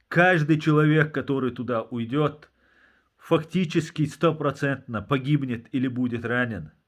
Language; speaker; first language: Russian; non-native, local second language; Chechen